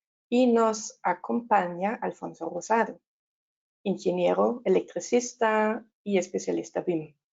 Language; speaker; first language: Spanish; non-native, learner; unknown